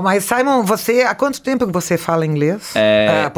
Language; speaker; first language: Portuguese; native; Portuguese